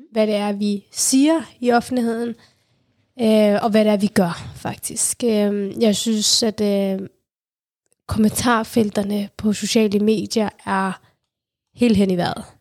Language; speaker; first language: Danish; early bilingual, other home language; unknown